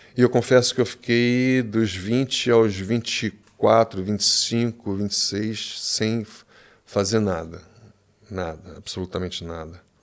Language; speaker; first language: Portuguese; native; Portuguese